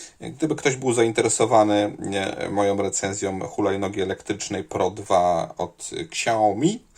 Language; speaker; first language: Polish; native; Polish